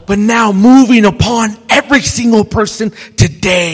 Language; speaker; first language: English; native; English